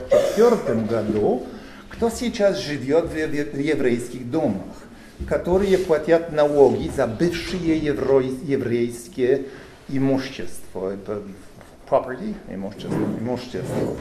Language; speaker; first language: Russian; non-native, learner; Polish